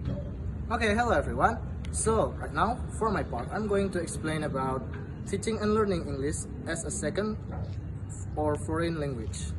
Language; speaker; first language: English; non-native, learner; Indonesian